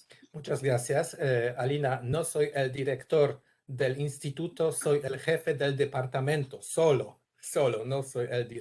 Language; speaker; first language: Spanish; non-native, learner; Polish